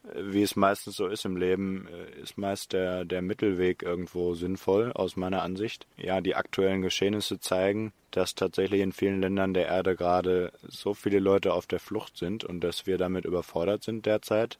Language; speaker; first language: German; native; German